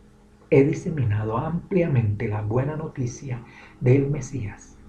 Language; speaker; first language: Spanish; native; Spanish